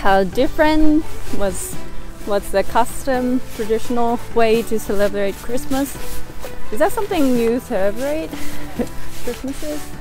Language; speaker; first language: English; non-native, fluent; Japanese